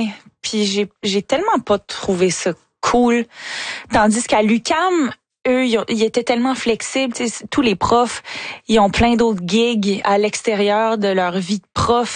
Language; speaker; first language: French; native; French